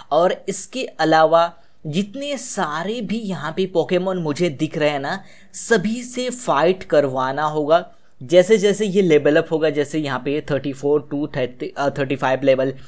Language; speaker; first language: Hindi; native; Hindi